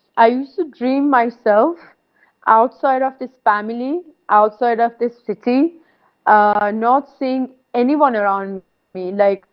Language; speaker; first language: English; non-native, fluent; Persian